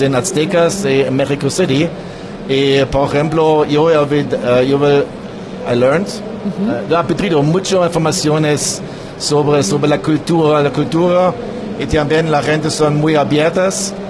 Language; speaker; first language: Spanish; non-native, learner; German